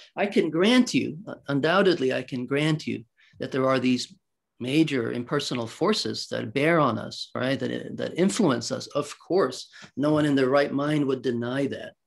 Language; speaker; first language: English; early bilingual, other home language; Swedish